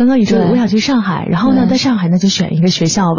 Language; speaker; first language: Chinese; native; Chinese